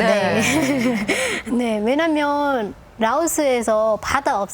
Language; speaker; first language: Korean; non-native, local second language; Lao